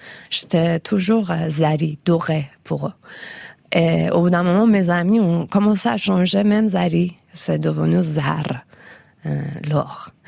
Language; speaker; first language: French; non-native, fluent; Persian